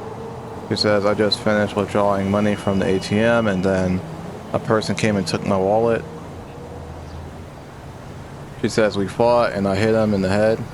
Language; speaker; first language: English; native; English